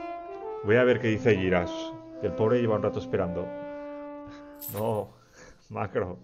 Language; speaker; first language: Spanish; native; Spanish